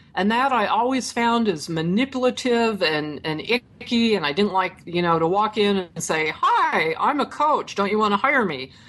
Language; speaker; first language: English; native; English